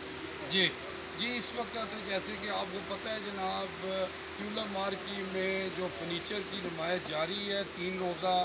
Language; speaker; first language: Urdu; native; Urdu